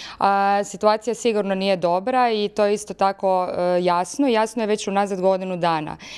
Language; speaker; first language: Croatian; native; Croatian